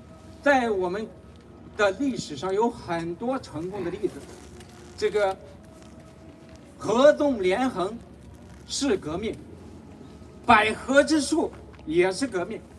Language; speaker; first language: Chinese; native; Chinese